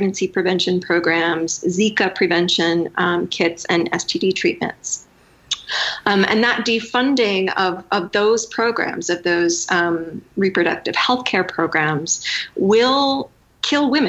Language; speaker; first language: English; native; English